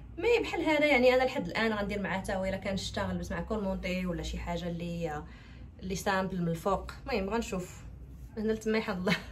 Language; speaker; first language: Arabic; native; Arabic